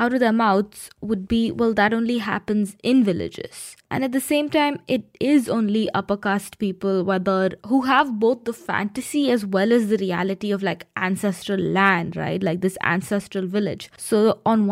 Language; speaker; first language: English; non-native, local second language; Hindi